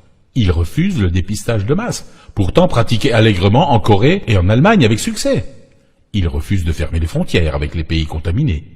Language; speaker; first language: French; native; French